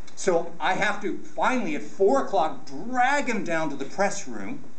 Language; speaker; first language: English; native; English